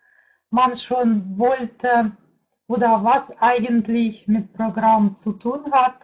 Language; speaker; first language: German; non-native, fluent; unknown